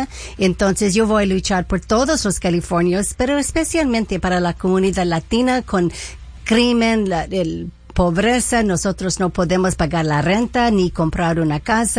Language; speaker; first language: Spanish; early bilingual, heritage; Spanish